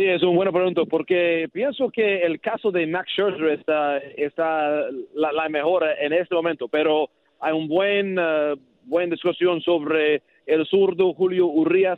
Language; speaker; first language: Spanish; non-native, learner; English